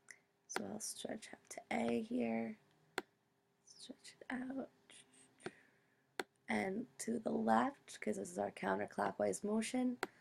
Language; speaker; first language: English; native; English